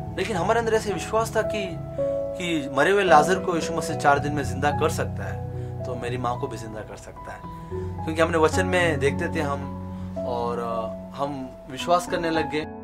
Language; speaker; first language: Hindi; non-native, local second language; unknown